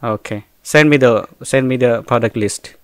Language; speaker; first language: English; non-native, local second language; Bangla